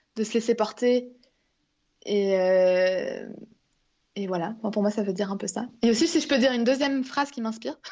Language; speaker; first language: French; native; French